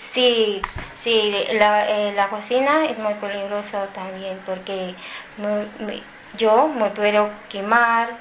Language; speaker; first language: Spanish; non-native, learner; Filipino